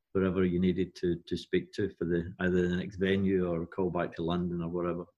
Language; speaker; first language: English; native; English